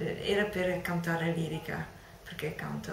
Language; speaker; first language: Italian; non-native, fluent; Dutch